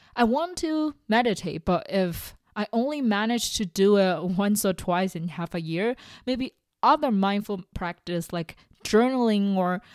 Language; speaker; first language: English; non-native, fluent; Chinese